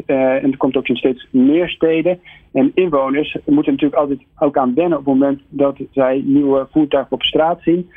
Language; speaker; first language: Dutch; native; Dutch